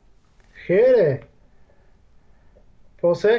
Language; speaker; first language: Greek; non-native, fluent; English